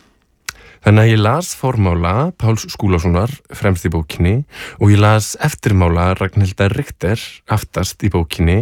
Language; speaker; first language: Icelandic; native; Icelandic